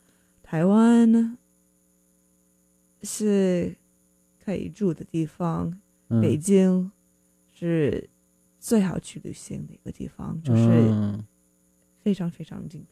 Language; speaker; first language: Chinese; non-native, learner; English